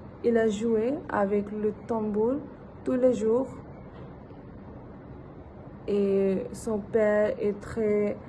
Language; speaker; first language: French; non-native, learner; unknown